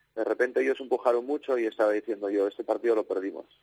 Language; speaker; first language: Spanish; native; Spanish